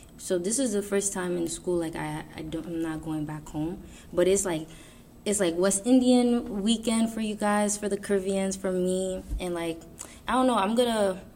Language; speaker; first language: English; native; English